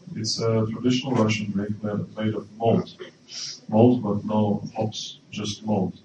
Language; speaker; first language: English; non-native, fluent; Russian